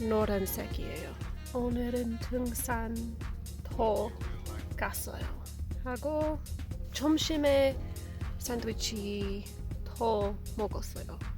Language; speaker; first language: Korean; non-native, learner; English